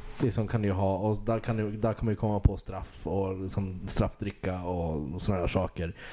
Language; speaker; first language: Swedish; native; Swedish